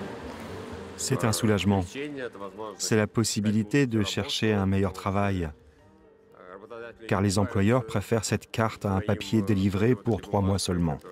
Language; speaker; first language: French; non-native, fluent; Russian